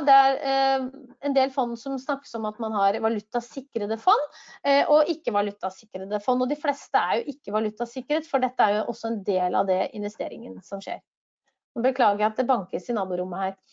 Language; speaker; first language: Norwegian; native; Norwegian